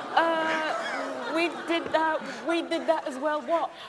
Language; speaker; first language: English; native; English